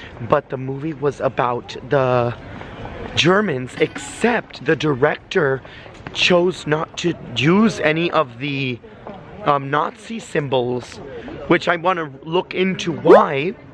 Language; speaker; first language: English; native; English